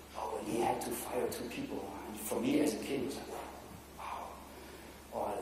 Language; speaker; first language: English; non-native, fluent; German